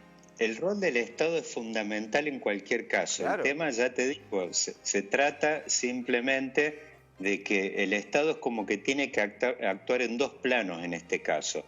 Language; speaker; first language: Spanish; native; Spanish